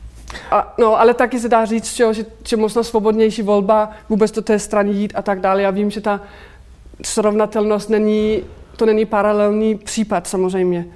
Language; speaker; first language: Czech; non-native, fluent; Danish